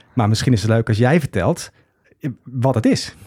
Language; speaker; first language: Dutch; native; Dutch